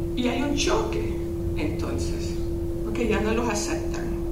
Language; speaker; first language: Spanish; non-native, local second language; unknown